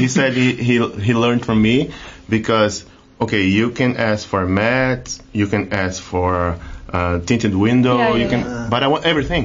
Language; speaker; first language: English; non-native, fluent; Portuguese